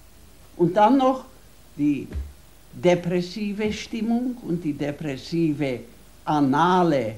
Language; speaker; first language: German; non-native, fluent; Hungarian